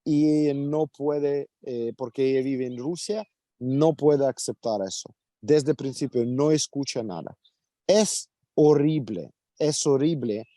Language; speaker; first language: Spanish; non-native, fluent; Ukrainian